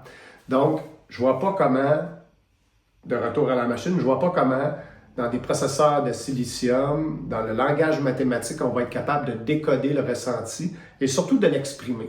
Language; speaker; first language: French; native; French